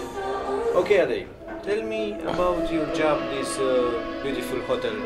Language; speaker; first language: English; non-native, learner; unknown